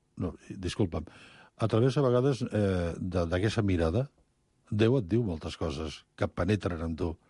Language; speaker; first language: Catalan; native; Catalan